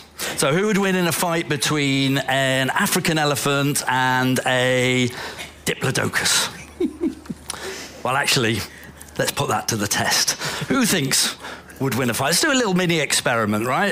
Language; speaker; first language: English; native; English